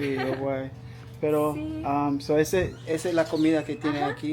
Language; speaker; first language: Spanish; non-native, learner; English